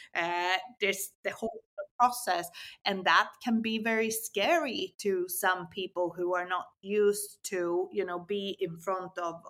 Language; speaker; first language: English; non-native, fluent; Swedish